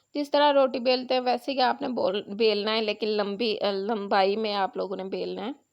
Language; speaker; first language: Urdu; non-native, local second language; Punjabi